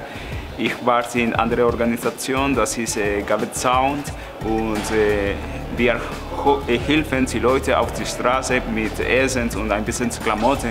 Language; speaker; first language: German; non-native, learner; Spanish